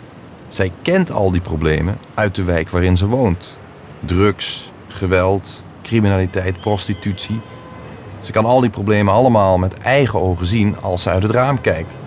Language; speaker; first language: Dutch; native; Dutch